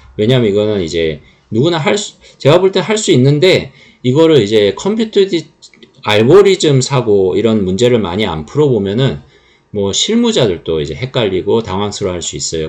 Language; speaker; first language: Korean; native; Korean